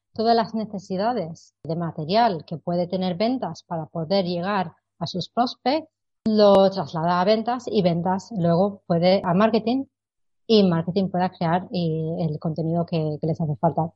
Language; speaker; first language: Spanish; non-native, fluent; English